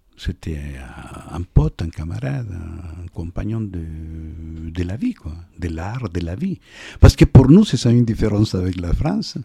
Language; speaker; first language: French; non-native, fluent; Spanish